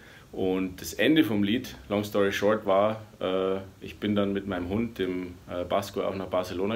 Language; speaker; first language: German; native; German